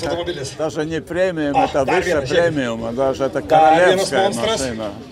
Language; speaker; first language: Russian; non-native, fluent; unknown